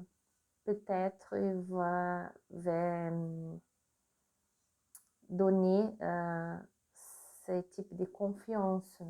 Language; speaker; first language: French; non-native, learner; Portuguese